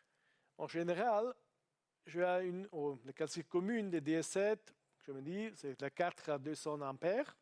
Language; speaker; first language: French; non-native, learner; Italian